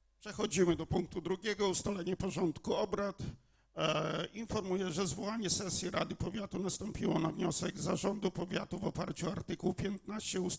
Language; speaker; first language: Polish; native; Polish